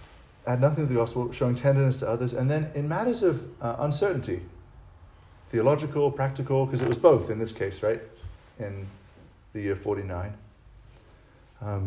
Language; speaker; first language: English; native; English